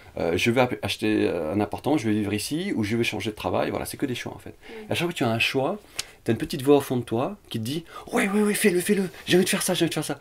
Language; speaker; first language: French; early bilingual, other home language; Vietnamese